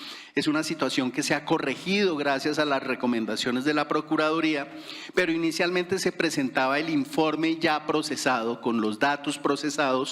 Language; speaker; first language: Spanish; native; Spanish